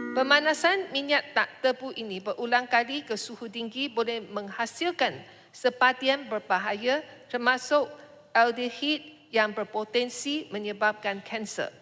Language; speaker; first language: Malay; non-native, local second language; Chinese